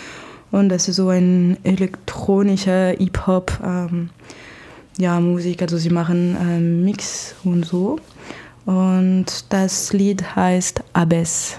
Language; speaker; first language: German; non-native, fluent; French